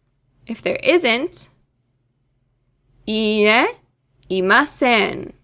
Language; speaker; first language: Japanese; non-native, fluent; English